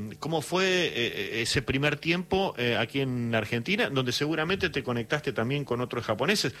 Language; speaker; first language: Spanish; native; Spanish